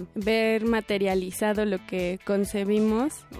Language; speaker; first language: Spanish; native; Spanish